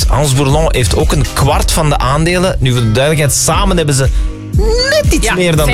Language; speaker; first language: Dutch; native; Dutch